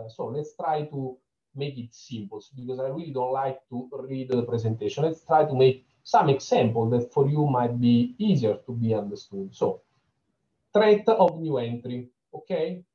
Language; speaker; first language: English; non-native, fluent; Italian